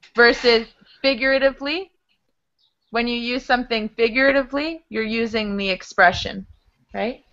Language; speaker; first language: English; native; English